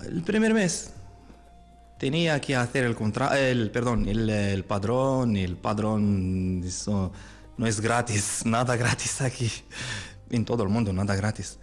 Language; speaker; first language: Spanish; non-native, fluent; Arabic